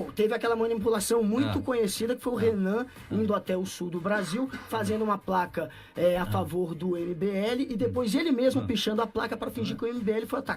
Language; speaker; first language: Portuguese; native; Portuguese